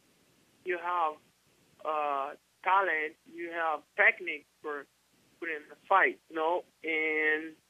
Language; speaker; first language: English; non-native, learner; Portuguese